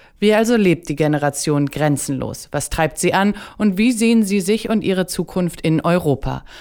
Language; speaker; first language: German; native; German